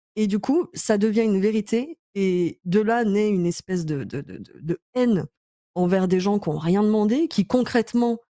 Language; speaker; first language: French; native; French